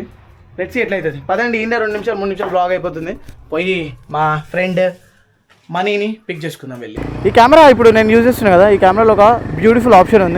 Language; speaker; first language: Telugu; native; Telugu